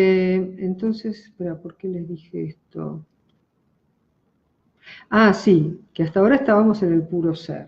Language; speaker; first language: Spanish; native; Spanish